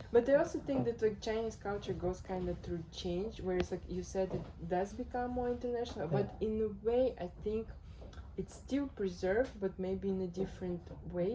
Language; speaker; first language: English; non-native, fluent; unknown